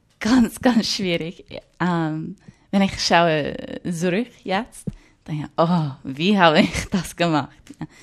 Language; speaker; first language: German; non-native, learner; English